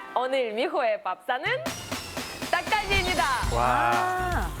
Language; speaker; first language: Korean; non-native, fluent; Russian